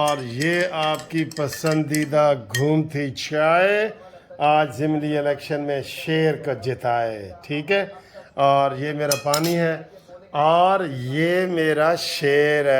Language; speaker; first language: Urdu; native; Urdu